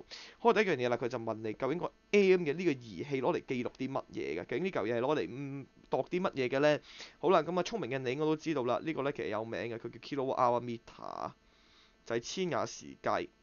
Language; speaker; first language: Cantonese; native; Cantonese